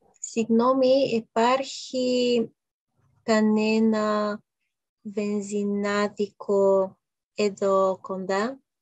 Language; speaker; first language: Greek; non-native, learner; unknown